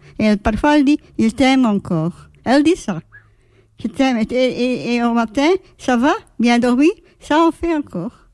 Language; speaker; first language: French; non-native, learner; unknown